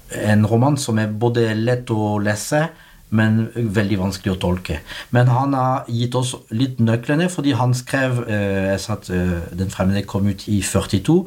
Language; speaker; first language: Norwegian; non-native, fluent; French